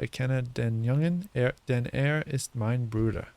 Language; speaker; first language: German; non-native, learner; English